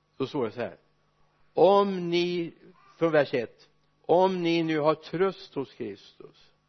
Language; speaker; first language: Swedish; native; Swedish